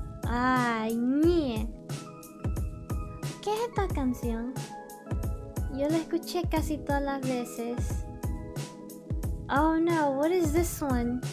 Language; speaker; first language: Spanish; native; Spanish